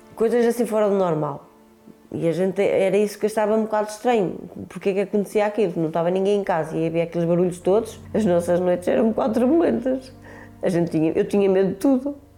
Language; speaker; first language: Portuguese; early bilingual, other home language; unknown